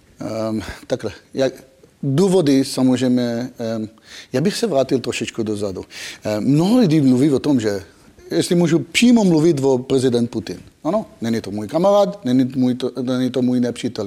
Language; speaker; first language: Czech; non-native, fluent; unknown